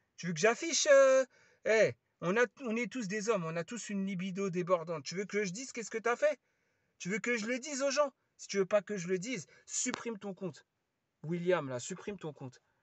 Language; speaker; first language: French; early bilingual, other home language; Lingala